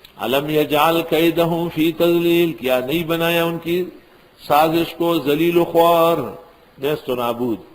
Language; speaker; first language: Urdu; non-native, local second language; Pashto